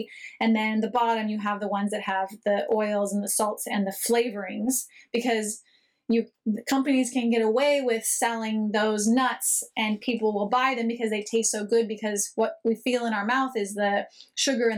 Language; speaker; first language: English; native; English